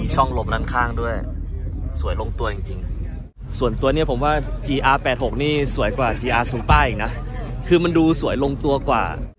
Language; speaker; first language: Thai; native; Thai